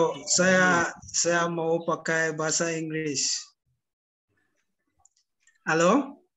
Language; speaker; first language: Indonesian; non-native, learner; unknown